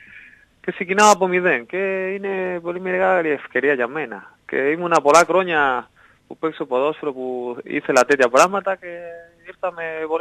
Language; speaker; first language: Greek; non-native, learner; Spanish